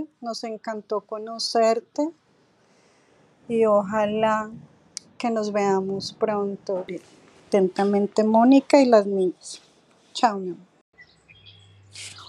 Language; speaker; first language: Spanish; native; Spanish